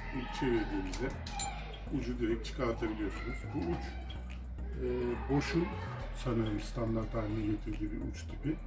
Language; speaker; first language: Turkish; native; Turkish